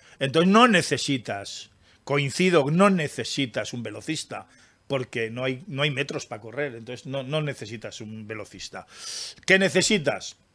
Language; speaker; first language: Spanish; native; Spanish